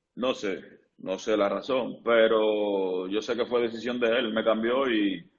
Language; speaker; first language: Spanish; native; Spanish